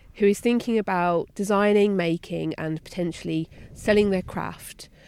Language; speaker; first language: English; native; English